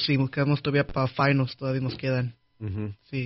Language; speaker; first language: Spanish; early bilingual, heritage; Spanish